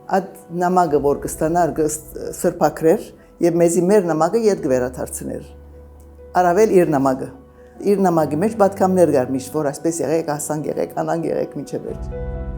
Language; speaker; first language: Armenian; early bilingual, heritage; Armenian